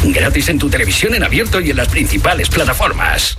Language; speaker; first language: Spanish; native; Spanish